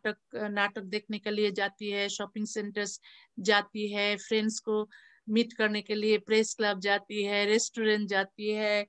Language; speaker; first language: Hindi; non-native, learner; Bangla